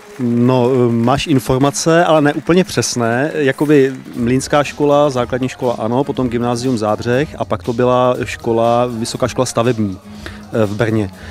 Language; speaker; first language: Czech; native; Czech